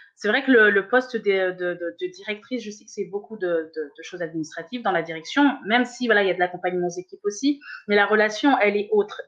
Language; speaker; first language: French; early bilingual, other home language; Kabuverdianu